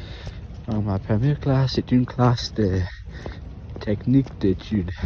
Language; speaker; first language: French; non-native, fluent; English